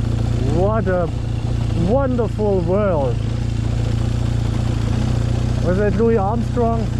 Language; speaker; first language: English; non-native, fluent; German